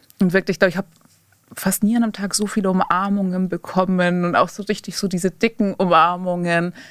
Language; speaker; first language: German; native; German